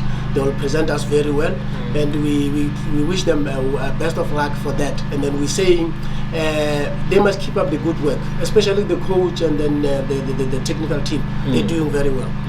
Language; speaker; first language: English; non-native, local second language; Northern Sotho